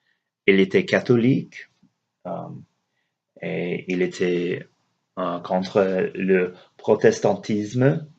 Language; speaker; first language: French; non-native, learner; English